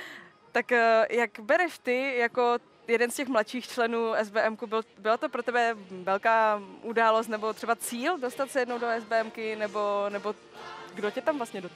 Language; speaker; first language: Czech; native; Czech